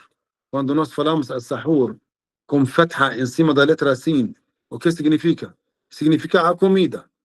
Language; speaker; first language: Portuguese; non-native, fluent; Arabic